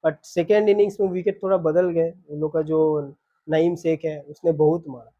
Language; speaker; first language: Hindi; non-native, local second language; Bangla